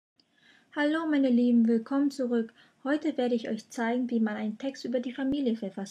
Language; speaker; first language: German; non-native, fluent; Vietnamese